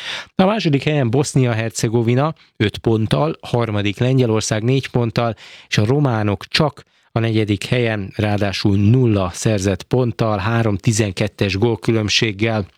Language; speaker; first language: Hungarian; native; Hungarian